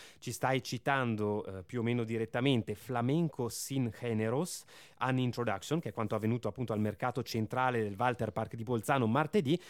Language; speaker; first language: Italian; native; Italian